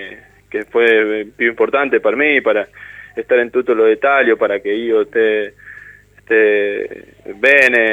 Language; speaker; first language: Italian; non-native, learner; Spanish